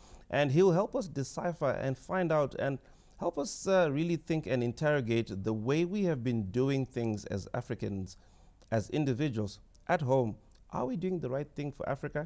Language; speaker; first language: English; non-native, local second language; Shona